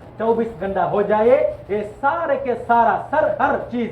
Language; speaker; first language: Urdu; non-native, fluent; Tamil